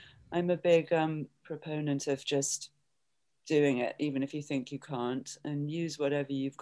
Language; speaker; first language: English; native; English